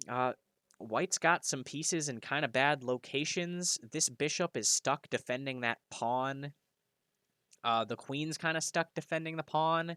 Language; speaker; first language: English; native; English